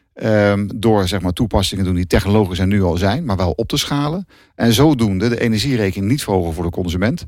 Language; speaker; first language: Dutch; native; Dutch